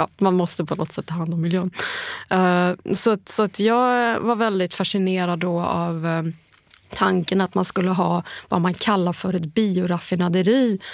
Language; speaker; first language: Swedish; early bilingual, heritage; Swedish